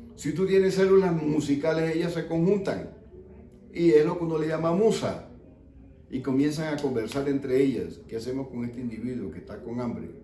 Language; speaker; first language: Spanish; native; Spanish